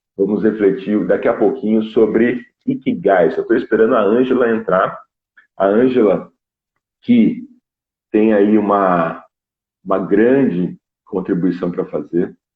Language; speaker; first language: Portuguese; native; Portuguese